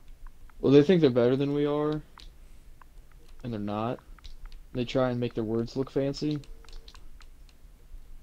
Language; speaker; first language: English; native; English